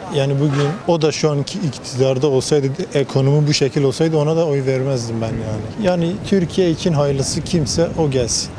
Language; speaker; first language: Turkish; non-native, local second language; Kurdish